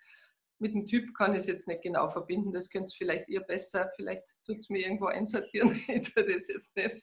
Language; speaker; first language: German; native; German